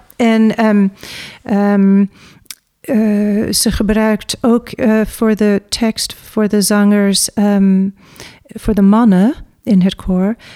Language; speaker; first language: Dutch; non-native, fluent; English